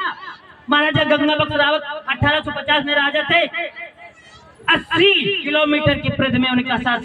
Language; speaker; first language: Hindi; native; Hindi